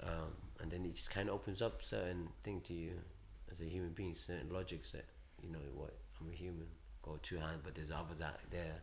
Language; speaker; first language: English; early bilingual, other home language; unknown